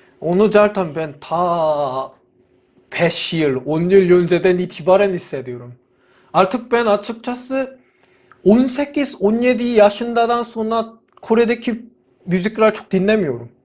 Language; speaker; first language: Turkish; non-native, fluent; Korean